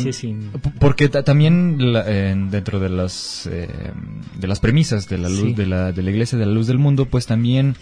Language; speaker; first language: Spanish; native; Spanish